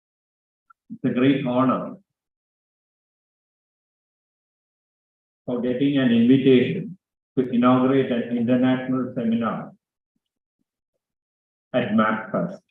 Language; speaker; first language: English; non-native, local second language; Malayalam